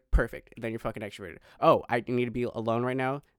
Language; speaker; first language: English; native; English